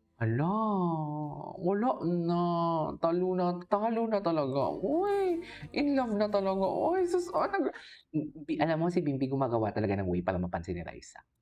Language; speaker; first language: Filipino; non-native, local second language; Hiligaynon